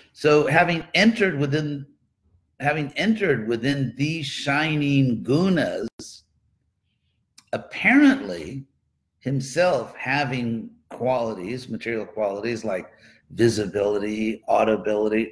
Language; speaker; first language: English; native; English